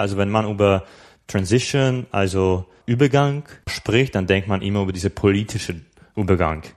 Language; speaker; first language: German; non-native, fluent; Slovak